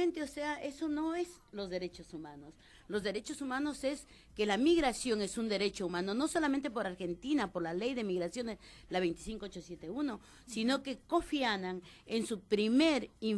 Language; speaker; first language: Spanish; native; Spanish